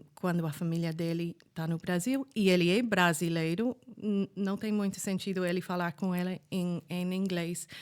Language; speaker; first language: Portuguese; non-native, fluent; English